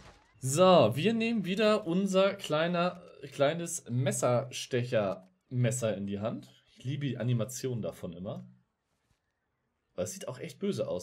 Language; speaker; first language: German; native; German